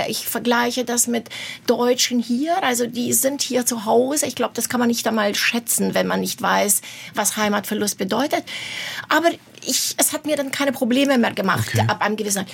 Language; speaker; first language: German; non-native, fluent; Romanian